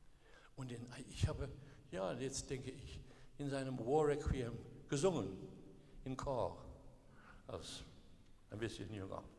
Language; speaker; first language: German; non-native, learner; English